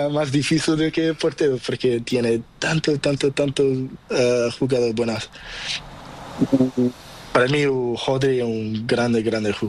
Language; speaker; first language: Spanish; non-native, learner; Portuguese